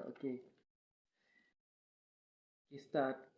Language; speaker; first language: Hindi; non-native, local second language; Kok Borok